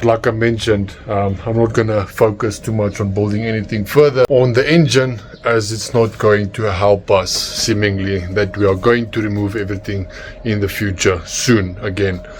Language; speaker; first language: English; non-native, local second language; Afrikaans